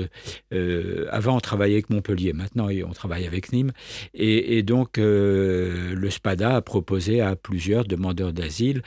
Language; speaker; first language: French; native; French